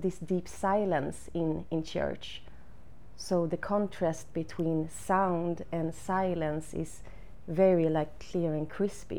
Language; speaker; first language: English; non-native, fluent; Swedish